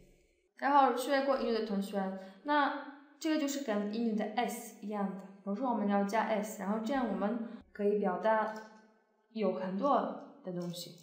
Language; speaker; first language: Chinese; non-native, fluent; Polish